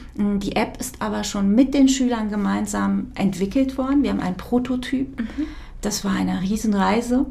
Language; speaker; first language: German; early bilingual, other home language; Kurdish